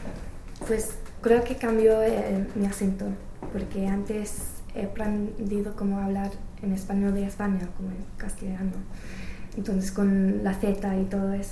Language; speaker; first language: Spanish; non-native, learner; English